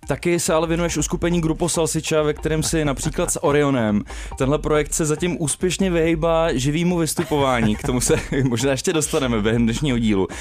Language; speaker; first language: Czech; native; Czech